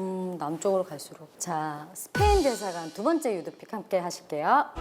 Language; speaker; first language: Korean; native; Korean